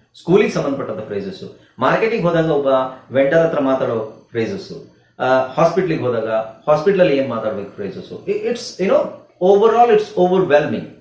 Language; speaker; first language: Kannada; native; Kannada